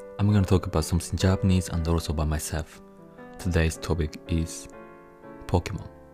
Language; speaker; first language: English; non-native, fluent; Japanese